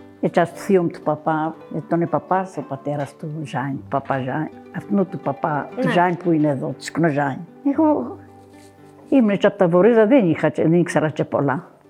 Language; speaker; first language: Greek; native; Greek